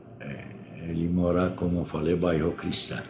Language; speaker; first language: Portuguese; non-native, fluent; Arabic